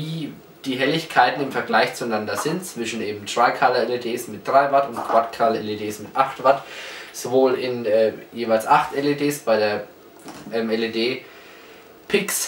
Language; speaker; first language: German; native; German